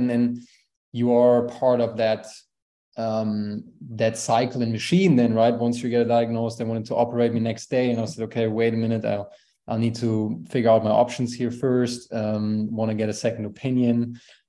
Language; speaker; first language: English; non-native, fluent; German